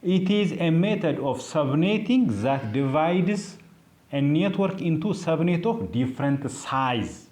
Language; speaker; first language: English; non-native, local second language; Amharic